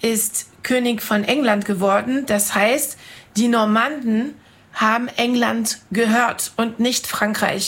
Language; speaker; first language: German; non-native, fluent; French